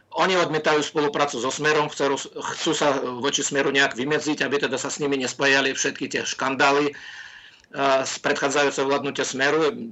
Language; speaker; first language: Slovak; non-native, fluent; Russian